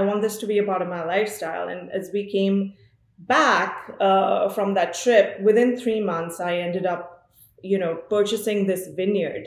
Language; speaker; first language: English; non-native, local second language; Punjabi